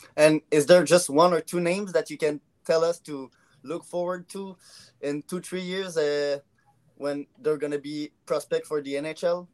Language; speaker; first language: English; non-native, local second language; French